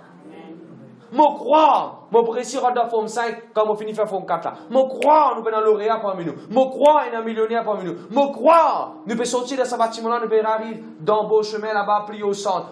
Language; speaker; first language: French; non-native, local second language; Morisyen